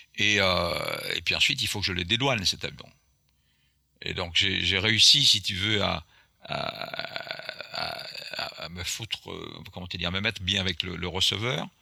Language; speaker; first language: French; non-native, local second language; Guadeloupean Creole French